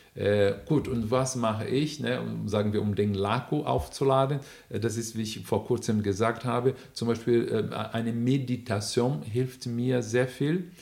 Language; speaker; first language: German; non-native, fluent; Portuguese